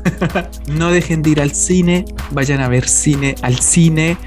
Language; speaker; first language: Spanish; native; Spanish